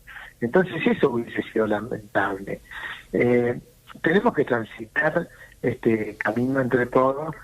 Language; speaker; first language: Spanish; native; Spanish